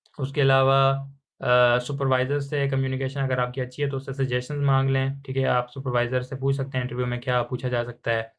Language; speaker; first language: Urdu; non-native, local second language; Punjabi